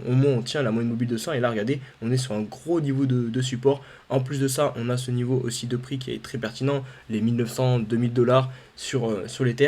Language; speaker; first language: French; native; French